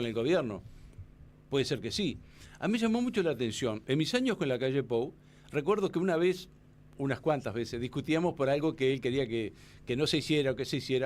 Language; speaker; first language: Spanish; native; Spanish